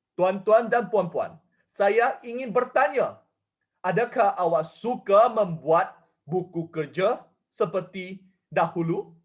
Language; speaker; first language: Malay; non-native, local second language; Chinese